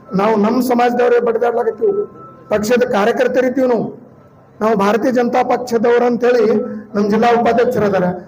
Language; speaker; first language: Kannada; non-native, local second language; Lambadi